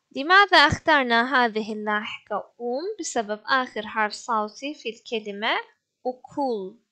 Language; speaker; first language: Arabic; non-native, fluent; Turkish